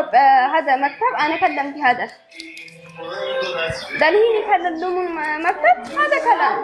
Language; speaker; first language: Arabic; non-native, learner; Amharic